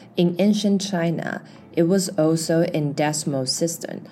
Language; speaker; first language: English; non-native, fluent; Chinese